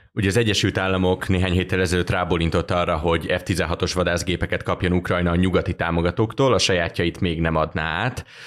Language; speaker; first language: Hungarian; native; Hungarian